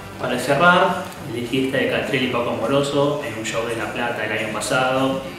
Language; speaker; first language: Spanish; native; Spanish